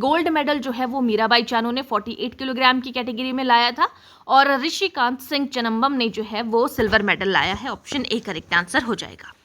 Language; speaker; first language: Hindi; native; Hindi